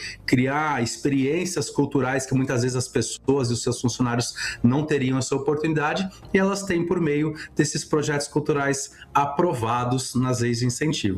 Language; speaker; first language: Portuguese; native; Portuguese